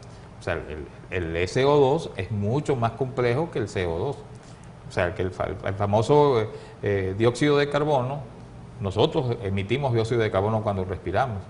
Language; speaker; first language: Spanish; native; Spanish